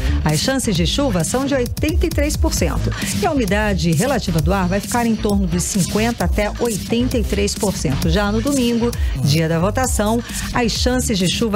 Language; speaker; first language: Portuguese; native; Portuguese